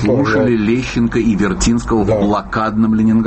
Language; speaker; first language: Russian; native; Russian